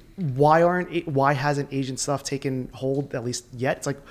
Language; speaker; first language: English; native; English